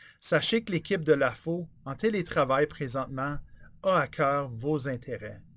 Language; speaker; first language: French; native; French